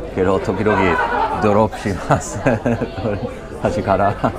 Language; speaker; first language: Japanese; non-native, learner; English